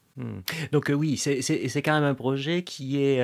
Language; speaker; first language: French; native; French